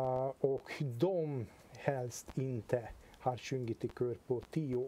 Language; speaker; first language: Swedish; non-native, fluent; Hungarian